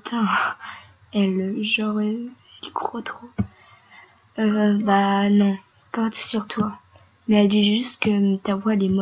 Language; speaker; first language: French; native; French